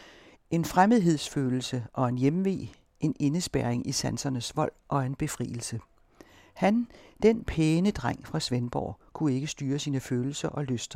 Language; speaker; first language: Danish; native; Danish